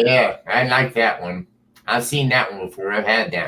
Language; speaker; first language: English; native; English